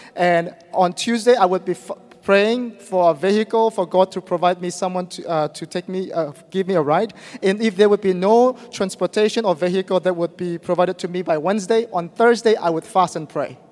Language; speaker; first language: English; non-native, fluent; Burmese